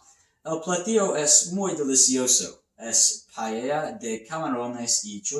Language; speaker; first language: Spanish; non-native, learner; English